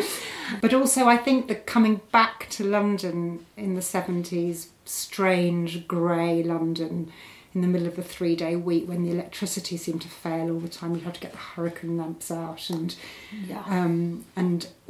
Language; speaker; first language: English; native; English